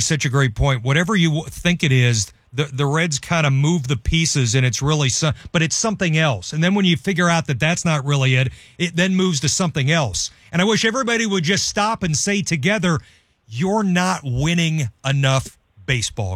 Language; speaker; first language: English; native; English